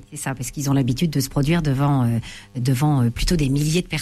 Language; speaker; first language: French; native; French